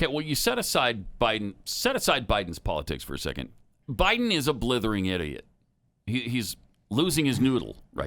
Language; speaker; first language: English; native; English